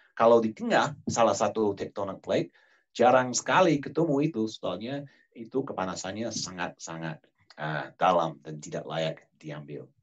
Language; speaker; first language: Indonesian; non-native, fluent; English